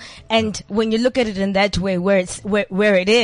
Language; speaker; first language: English; non-native, local second language; Zulu